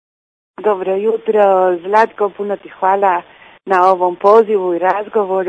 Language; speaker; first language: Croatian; early bilingual, heritage; Croatian